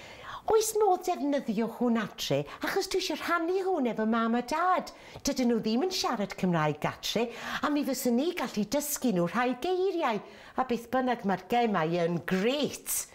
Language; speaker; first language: Welsh; native; Welsh